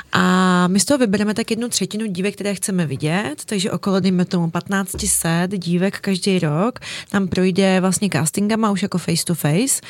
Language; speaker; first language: Czech; early bilingual, other home language; Russian